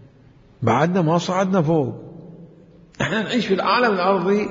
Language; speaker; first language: Arabic; native; Arabic